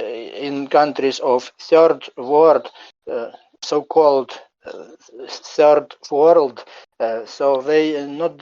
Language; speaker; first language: English; non-native, learner; Ukrainian